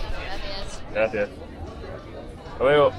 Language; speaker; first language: Spanish; non-native, learner; English